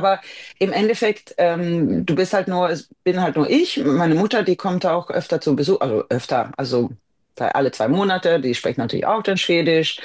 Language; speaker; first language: German; non-native, fluent; Swedish